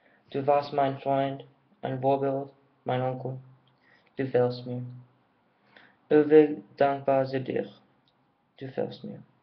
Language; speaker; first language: German; non-native, learner; English